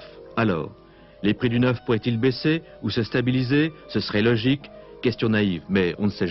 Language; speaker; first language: French; native; French